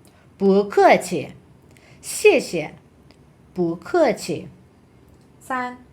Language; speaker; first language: Chinese; non-native, fluent; Persian